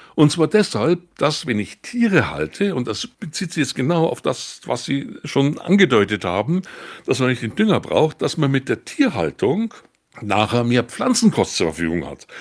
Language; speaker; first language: German; native; German